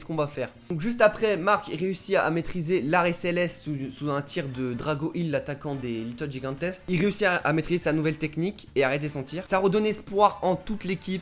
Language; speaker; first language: French; native; French